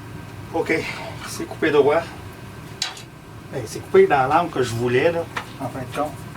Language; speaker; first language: French; native; French